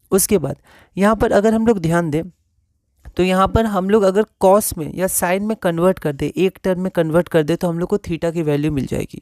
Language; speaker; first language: Hindi; native; Hindi